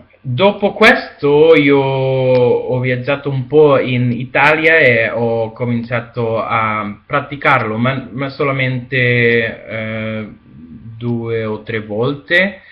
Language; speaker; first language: Italian; non-native, learner; Spanish